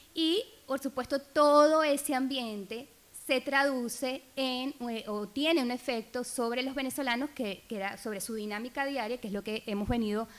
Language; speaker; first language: Spanish; native; Spanish